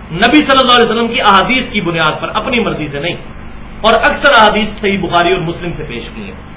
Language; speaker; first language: Urdu; non-native, local second language; Punjabi